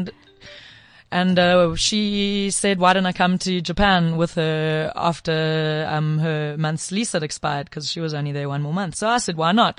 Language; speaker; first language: English; native; English